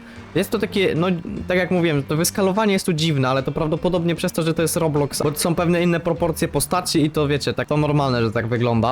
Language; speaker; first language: Polish; native; Polish